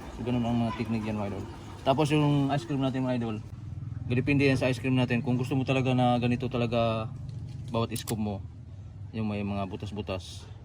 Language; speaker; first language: Filipino; non-native, local second language; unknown